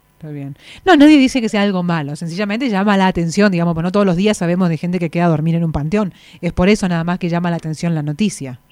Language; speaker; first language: Spanish; native; Spanish